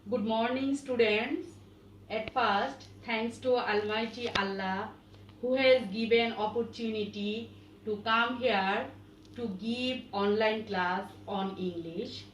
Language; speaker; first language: English; non-native, local second language; Bangla